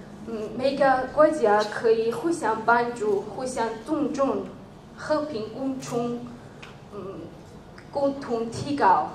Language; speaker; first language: Chinese; non-native, learner; Georgian